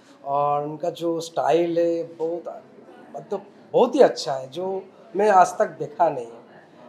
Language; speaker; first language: Hindi; non-native, local second language; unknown